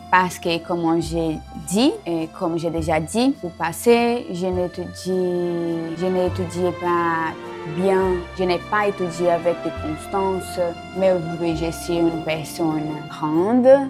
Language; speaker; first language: French; non-native, learner; Portuguese